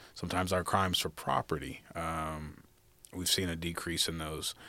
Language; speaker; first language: English; native; English